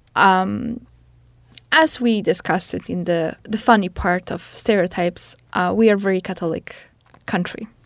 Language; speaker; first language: English; non-native, fluent; Polish